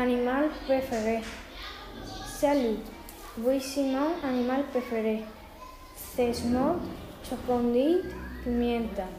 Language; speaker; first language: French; non-native, learner; Spanish